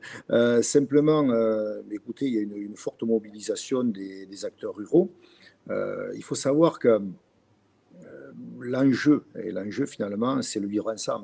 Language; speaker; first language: French; native; French